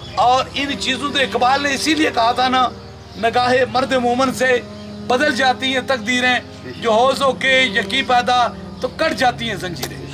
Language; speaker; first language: Urdu; non-native, local second language; Punjabi